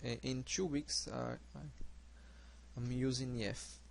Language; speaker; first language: English; non-native, learner; Portuguese